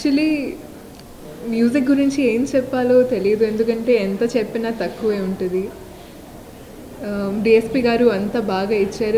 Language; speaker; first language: Telugu; non-native, local second language; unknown